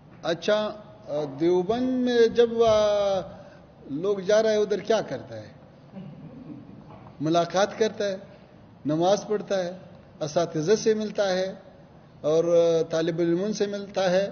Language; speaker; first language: Hindi; non-native, learner; Pashto